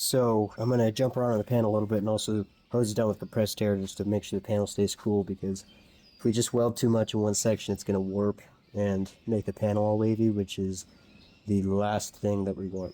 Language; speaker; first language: English; native; English